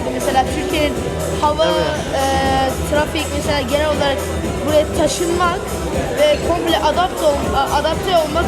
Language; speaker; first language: Turkish; early bilingual, heritage; Turkish